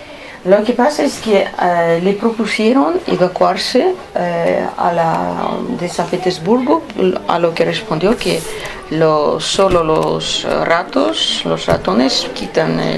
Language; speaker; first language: Spanish; non-native, fluent; Russian